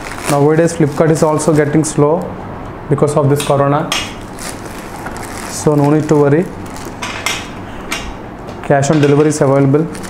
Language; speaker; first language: English; non-native, local second language; Telugu